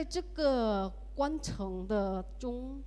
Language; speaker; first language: Chinese; early bilingual, heritage; Indonesian